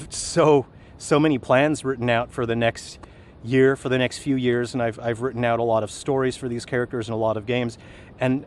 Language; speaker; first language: English; native; English